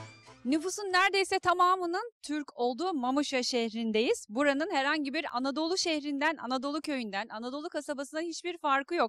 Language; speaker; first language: Turkish; native; Turkish